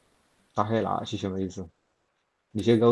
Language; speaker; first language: Chinese; non-native, learner; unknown